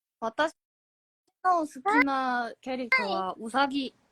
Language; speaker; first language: Japanese; non-native, learner; Korean